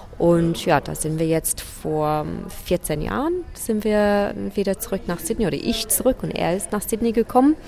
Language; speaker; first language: German; non-native, fluent; English